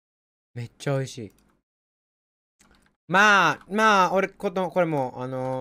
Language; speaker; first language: Japanese; non-native, learner; English